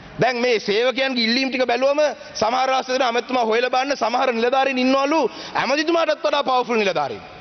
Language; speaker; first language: Sinhala; non-native, local second language; Tamil